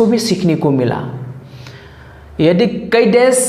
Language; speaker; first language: Hindi; non-native, local second language; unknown